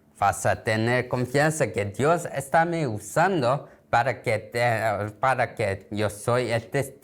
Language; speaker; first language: Spanish; non-native, learner; Korean